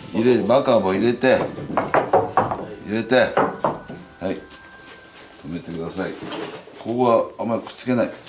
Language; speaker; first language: Japanese; native; Japanese